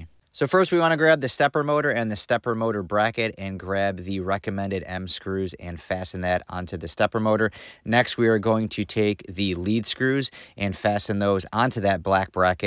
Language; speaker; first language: English; native; English